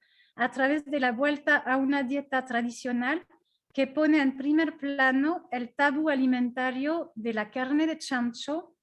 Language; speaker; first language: Spanish; non-native, fluent; French